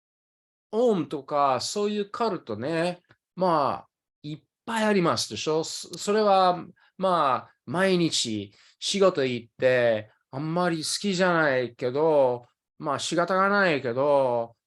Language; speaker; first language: Japanese; early bilingual, other home language; English